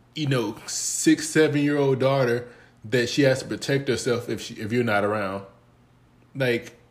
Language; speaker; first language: English; native; English